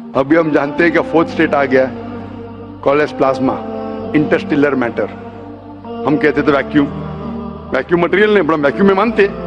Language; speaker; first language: Hindi; non-native, local second language; Konkani